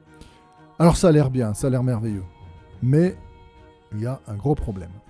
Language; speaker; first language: French; native; French